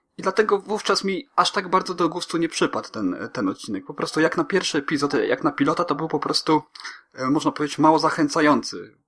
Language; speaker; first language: Polish; native; Polish